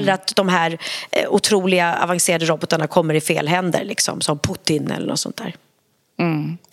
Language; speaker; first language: Swedish; native; Swedish